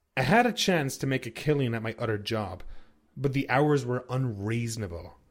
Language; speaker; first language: English; native; English